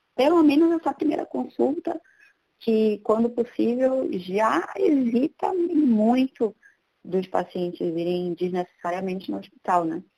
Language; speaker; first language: Portuguese; native; Portuguese